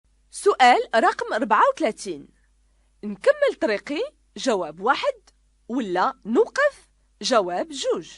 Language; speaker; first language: Arabic; native; Arabic